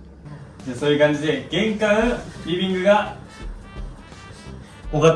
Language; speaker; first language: Japanese; native; Japanese